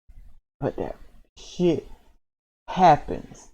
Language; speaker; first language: English; native; English